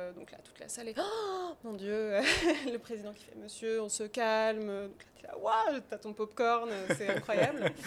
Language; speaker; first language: French; native; French